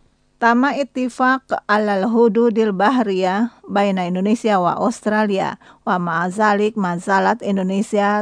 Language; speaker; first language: Arabic; non-native, learner; Indonesian